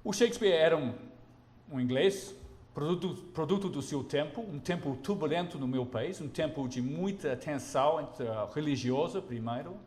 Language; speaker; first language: Portuguese; non-native, fluent; English